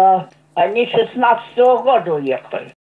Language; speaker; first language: Russian; non-native, local second language; German